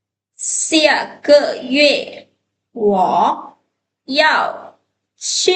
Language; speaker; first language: Chinese; non-native, fluent; Lao